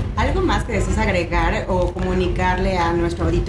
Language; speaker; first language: Spanish; native; Spanish